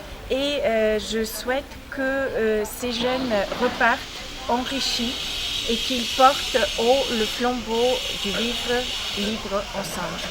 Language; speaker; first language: French; non-native, fluent; Bulgarian